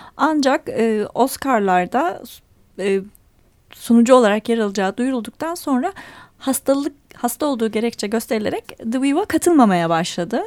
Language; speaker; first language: Turkish; native; Turkish